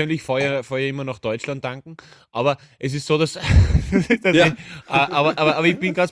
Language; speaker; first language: German; native; German